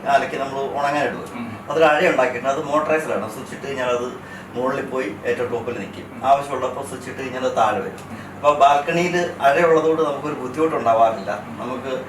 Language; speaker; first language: Malayalam; native; Malayalam